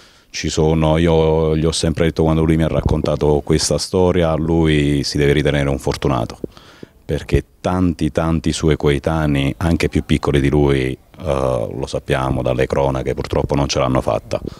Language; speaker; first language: Italian; native; Italian